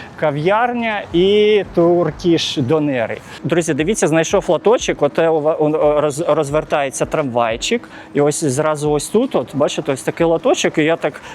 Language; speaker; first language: Ukrainian; non-native, local second language; Russian